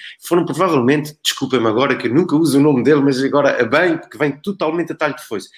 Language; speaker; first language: Portuguese; native; Portuguese